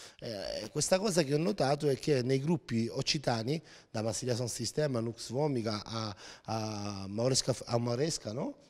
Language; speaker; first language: Italian; native; Italian